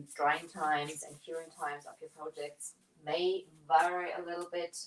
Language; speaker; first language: English; non-native, fluent; German